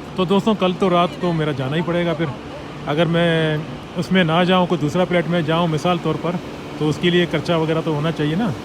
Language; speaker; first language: Urdu; native; Urdu